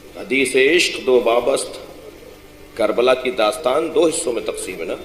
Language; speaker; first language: Urdu; non-native, local second language; Sindhi